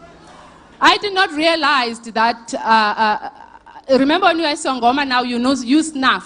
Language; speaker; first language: English; non-native, local second language; Xhosa